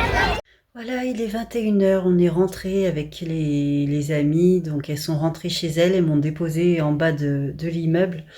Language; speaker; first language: French; native; French